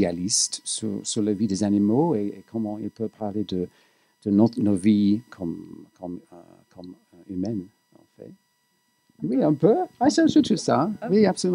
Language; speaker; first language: French; non-native, fluent; English